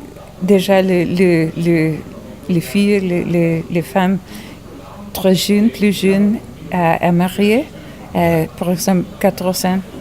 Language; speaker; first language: French; non-native, learner; English